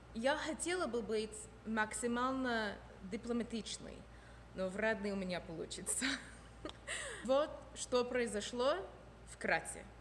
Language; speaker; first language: Russian; non-native, fluent; English